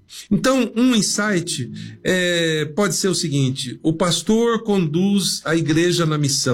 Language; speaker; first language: Portuguese; native; Portuguese